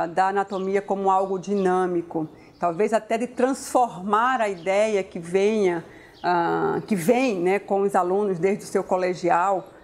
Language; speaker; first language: Portuguese; native; Portuguese